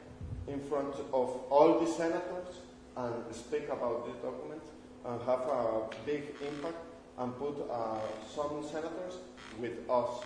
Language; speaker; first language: English; non-native, learner; Spanish